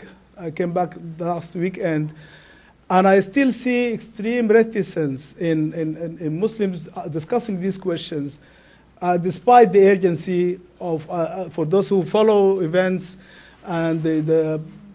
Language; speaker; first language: English; non-native, fluent; Arabic